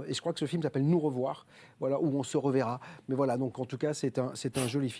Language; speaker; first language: French; native; French